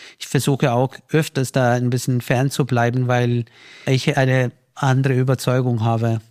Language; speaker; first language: German; non-native, fluent; Hindi